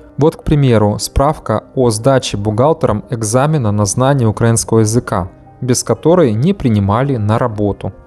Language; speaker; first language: Russian; native; Russian